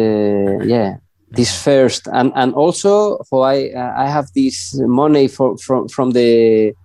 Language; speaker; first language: English; non-native, learner; Spanish